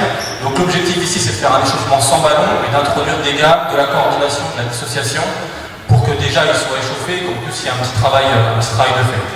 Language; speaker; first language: French; native; French